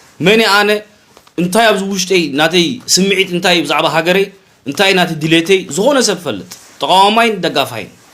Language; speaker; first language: Tigrinya; early bilingual, heritage; Tigrinya